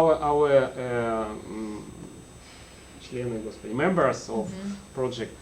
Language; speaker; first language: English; non-native, learner; Russian